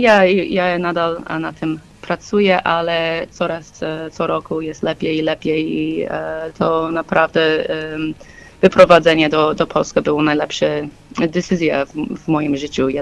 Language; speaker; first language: Polish; non-native, learner; English